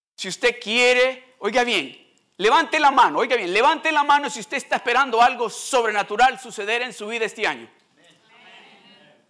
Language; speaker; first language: Spanish; early bilingual, heritage; Spanish